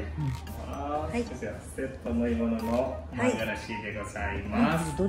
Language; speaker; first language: Japanese; non-native, fluent; Nepali